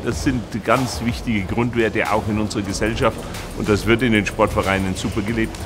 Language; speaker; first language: German; native; German